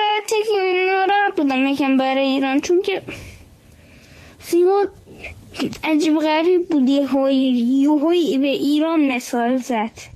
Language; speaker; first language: Persian; early bilingual, heritage; Persian